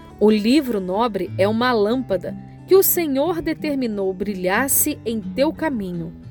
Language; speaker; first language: Portuguese; native; Portuguese